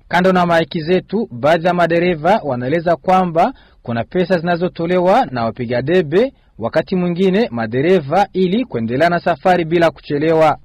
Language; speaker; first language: Swahili; non-native, local second language; Rundi